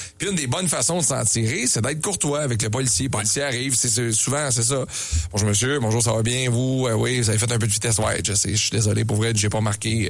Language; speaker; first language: French; native; French